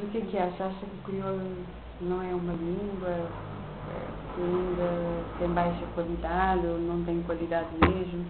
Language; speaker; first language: Portuguese; non-native, local second language; Kabuverdianu